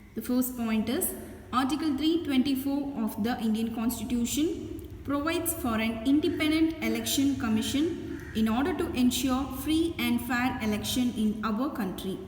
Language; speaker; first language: English; non-native, local second language; Tamil